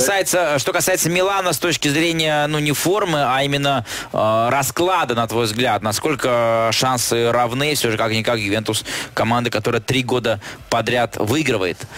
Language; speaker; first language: Russian; native; Russian